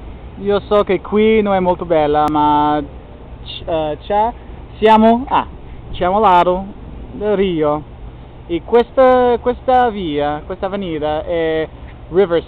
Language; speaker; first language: Italian; non-native, learner; English